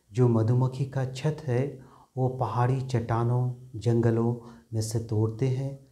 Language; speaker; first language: Hindi; non-native, local second language; Nepali